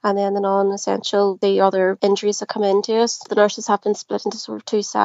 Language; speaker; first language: English; native; English